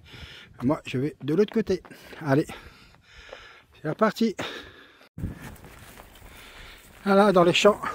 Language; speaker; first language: French; native; French